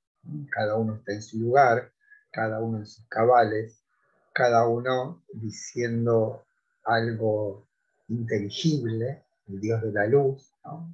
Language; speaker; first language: Spanish; native; Spanish